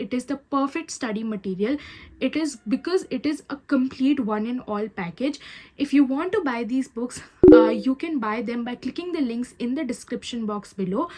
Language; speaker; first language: English; non-native, local second language; Hindi